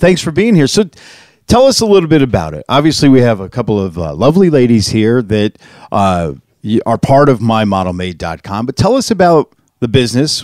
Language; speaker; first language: English; native; English